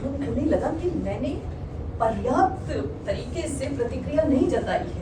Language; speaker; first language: Hindi; native; Hindi